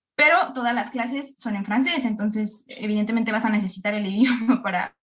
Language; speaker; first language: Spanish; native; Spanish